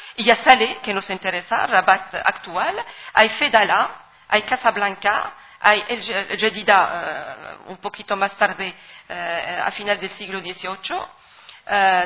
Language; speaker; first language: Spanish; non-native, learner; Arabic